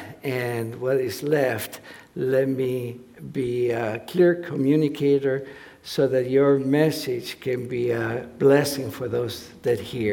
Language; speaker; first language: English; non-native, fluent; Spanish